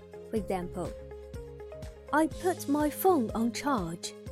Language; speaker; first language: English; non-native, fluent; Chinese